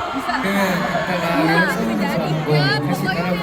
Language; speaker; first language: Korean; non-native, fluent; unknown